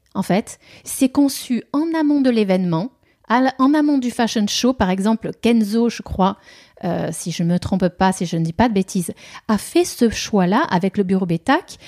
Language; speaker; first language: French; native; French